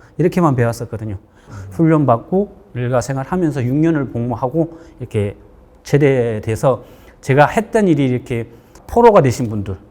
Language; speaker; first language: Korean; native; Korean